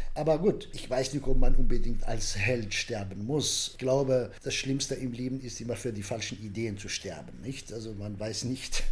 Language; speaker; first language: German; non-native, fluent; Arabic